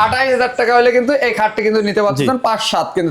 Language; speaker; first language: Bangla; native; Bangla